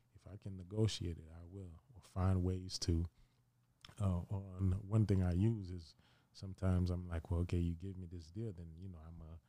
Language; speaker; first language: English; early bilingual, other home language; Haitian Creole